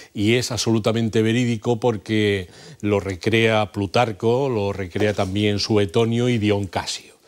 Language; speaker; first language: Spanish; native; Spanish